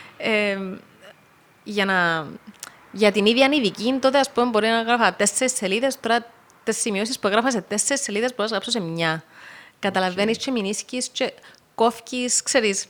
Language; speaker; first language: Greek; native; Greek